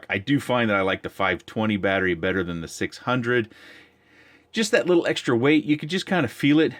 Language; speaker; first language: English; native; English